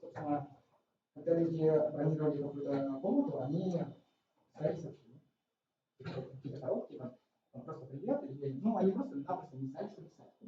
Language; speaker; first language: Russian; native; Russian